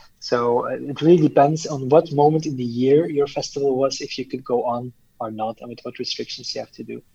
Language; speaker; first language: English; non-native, fluent; Dutch